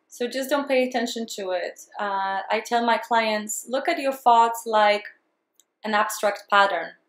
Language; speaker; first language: English; non-native, fluent; Polish